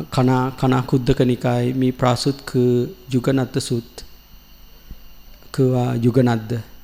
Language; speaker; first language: Thai; non-native, learner; Sinhala